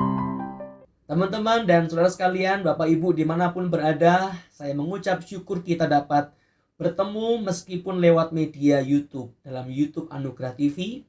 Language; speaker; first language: Indonesian; native; Indonesian